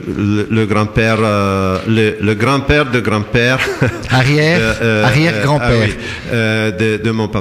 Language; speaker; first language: French; non-native, fluent; Italian